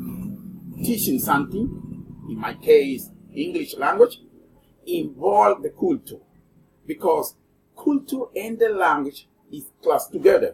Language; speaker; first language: English; non-native, learner; Spanish